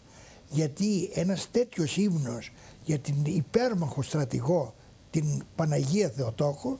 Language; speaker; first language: Greek; native; Greek